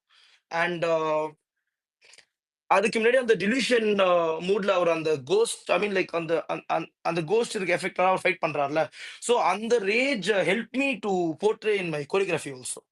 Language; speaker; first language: Tamil; native; Tamil